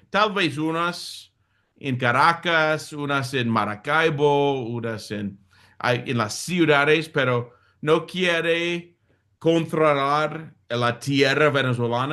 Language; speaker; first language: Spanish; non-native, fluent; English